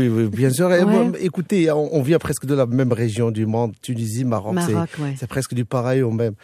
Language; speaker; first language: French; non-native, local second language; Arabic